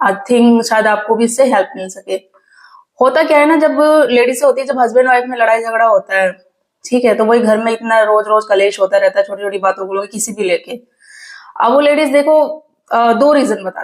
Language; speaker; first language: Hindi; native; Hindi